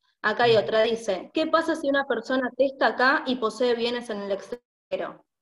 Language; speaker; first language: Spanish; native; Spanish